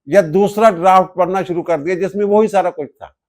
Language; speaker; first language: Urdu; non-native, local second language; Punjabi